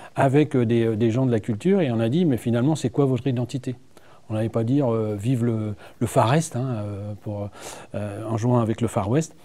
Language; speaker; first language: French; native; French